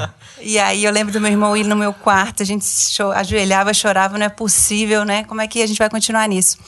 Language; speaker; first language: Portuguese; native; Portuguese